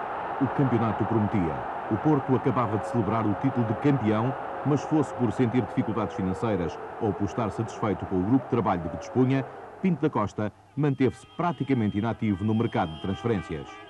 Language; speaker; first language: Portuguese; native; Portuguese